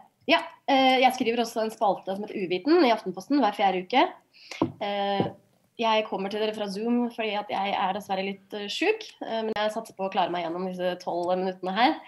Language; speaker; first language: Norwegian; native; Norwegian